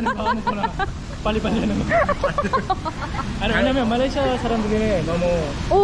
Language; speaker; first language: Korean; non-native, fluent; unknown